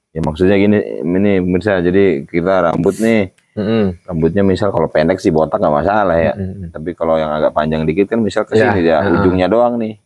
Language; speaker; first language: Indonesian; native; Indonesian